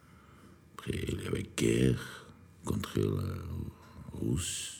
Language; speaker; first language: French; non-native, learner; Georgian